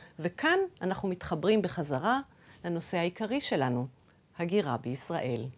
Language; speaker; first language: Hebrew; early bilingual, other home language; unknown